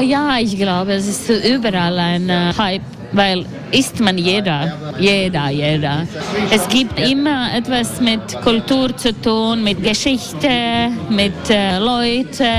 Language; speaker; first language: German; non-native, learner; Latvian